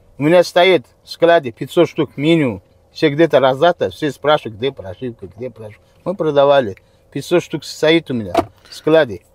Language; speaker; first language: Russian; non-native, local second language; Uzbek